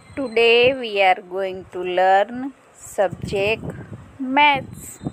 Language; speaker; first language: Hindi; non-native, local second language; Gujarati